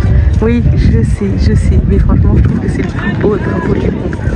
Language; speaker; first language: French; early bilingual, other home language; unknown